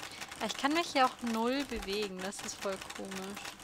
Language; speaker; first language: German; native; German